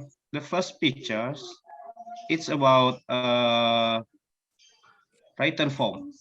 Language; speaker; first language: English; non-native, learner; Indonesian